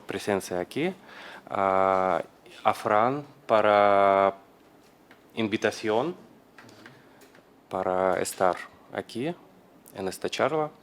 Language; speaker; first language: Spanish; non-native, learner; Russian